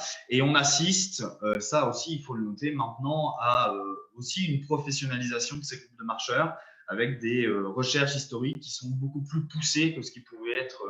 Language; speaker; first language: French; native; French